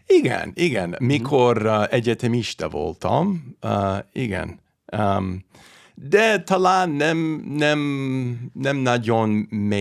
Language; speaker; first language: Hungarian; non-native, learner; English